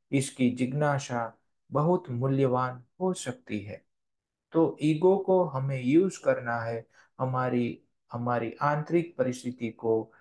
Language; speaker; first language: Hindi; non-native, local second language; Gujarati